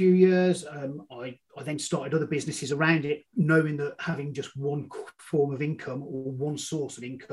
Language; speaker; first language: English; native; English